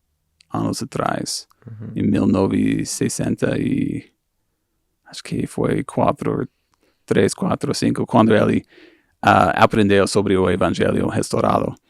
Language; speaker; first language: Portuguese; non-native, fluent; English